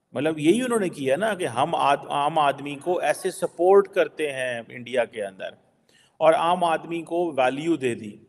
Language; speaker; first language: Urdu; native; Urdu